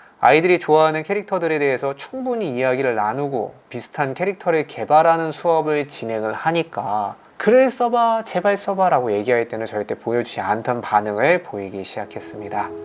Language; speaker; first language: Korean; native; Korean